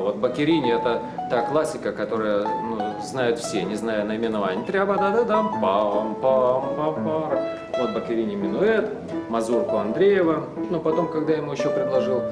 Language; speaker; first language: Russian; native; Russian